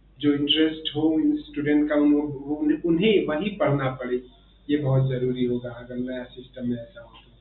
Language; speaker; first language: Hindi; native; Hindi